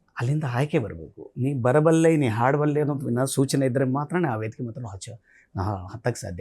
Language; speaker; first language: Kannada; non-native, local second language; Telugu